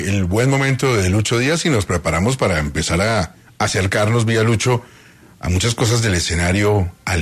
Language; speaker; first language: Spanish; native; Spanish